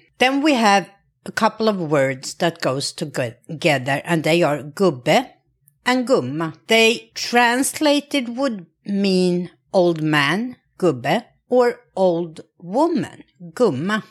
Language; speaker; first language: English; non-native, fluent; Swedish